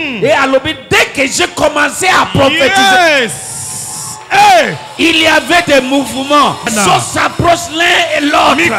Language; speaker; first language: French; non-native, local second language; Lingala